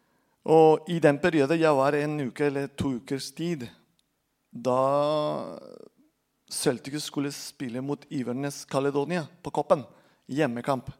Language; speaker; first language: Norwegian; non-native, fluent; Spanish